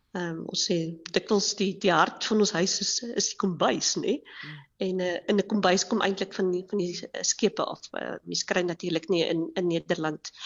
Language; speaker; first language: Afrikaans; native; Afrikaans